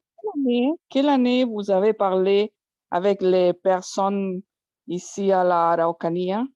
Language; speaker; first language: French; non-native, learner; Spanish